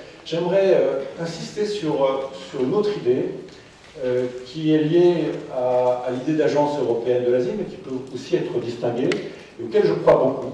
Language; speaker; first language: French; native; French